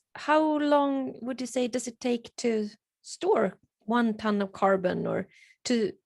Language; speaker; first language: English; non-native, fluent; Swedish